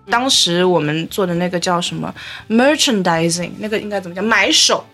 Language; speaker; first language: Chinese; native; Chinese